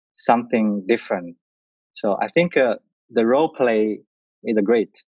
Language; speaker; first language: English; non-native, learner; Chinese